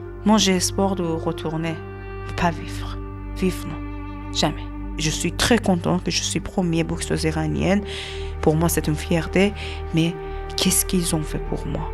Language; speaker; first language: French; non-native, learner; Persian